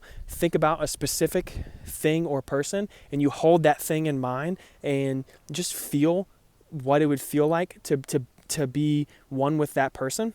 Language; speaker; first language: English; native; English